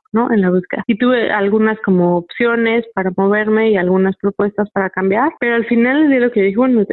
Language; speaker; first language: Spanish; native; Spanish